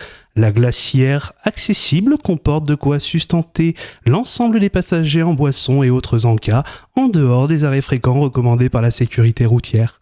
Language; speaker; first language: French; native; French